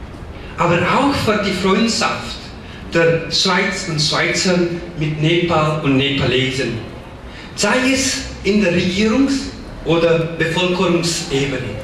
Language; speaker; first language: German; non-native, fluent; Nepali